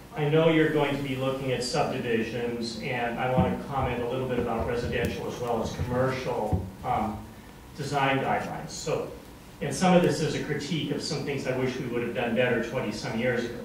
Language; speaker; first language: English; native; English